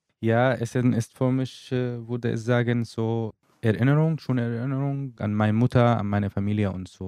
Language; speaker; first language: German; non-native, learner; Arabic